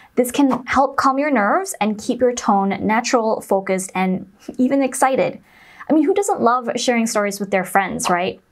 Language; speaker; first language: English; non-native, local second language; Chinese